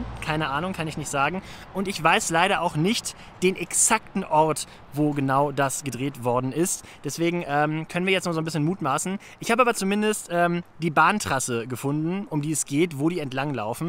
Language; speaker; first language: German; native; German